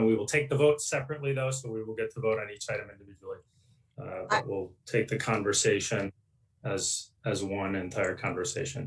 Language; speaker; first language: English; native; English